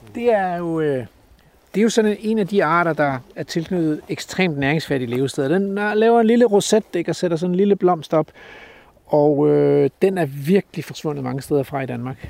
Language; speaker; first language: Danish; native; Danish